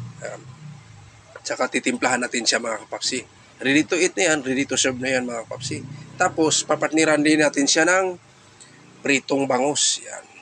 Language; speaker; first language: Filipino; non-native, local second language; Cebuano